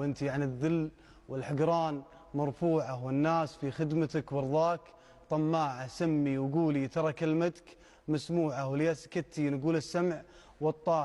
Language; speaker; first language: Arabic; native; Arabic